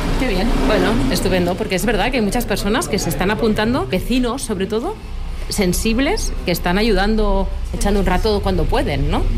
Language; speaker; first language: Spanish; native; Spanish